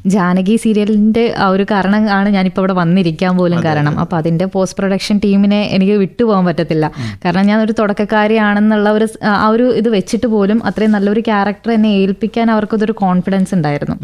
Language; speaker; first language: Malayalam; native; Malayalam